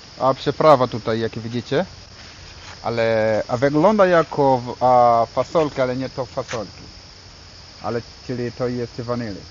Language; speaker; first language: Polish; non-native, fluent; Swahili